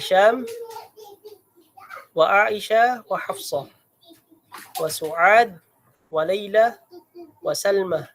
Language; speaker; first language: Arabic; non-native, fluent; Filipino